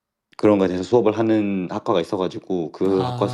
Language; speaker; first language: Korean; native; Korean